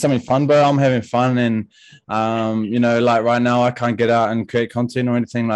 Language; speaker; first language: English; native; English